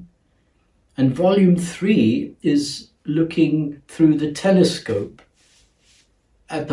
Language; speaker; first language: English; non-native, local second language; Gujarati